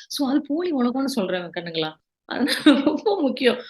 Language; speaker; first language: Tamil; early bilingual, heritage; Tamil